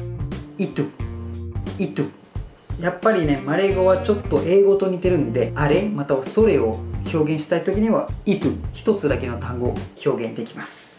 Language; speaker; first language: Japanese; non-native, fluent; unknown